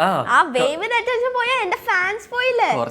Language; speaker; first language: Malayalam; early bilingual, heritage; Malayalam